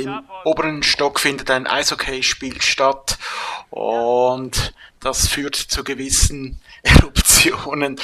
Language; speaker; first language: German; native; German